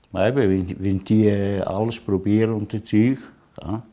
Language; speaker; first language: German; non-native, learner; Italian